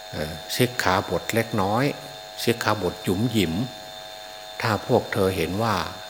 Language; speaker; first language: Thai; native; Thai